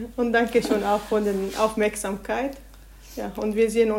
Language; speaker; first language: German; non-native, learner; Arabic